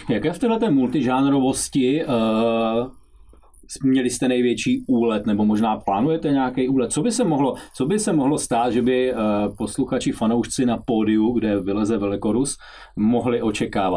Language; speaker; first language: Czech; native; Czech